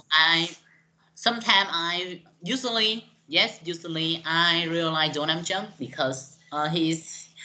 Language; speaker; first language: English; non-native, learner; Vietnamese